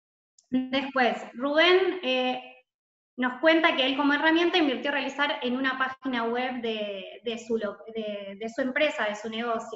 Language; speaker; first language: Spanish; native; Spanish